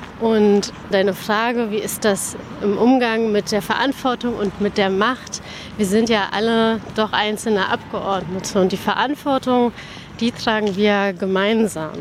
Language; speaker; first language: German; early bilingual, other home language; Persian